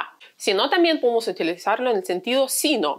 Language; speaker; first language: Spanish; non-native, fluent; Russian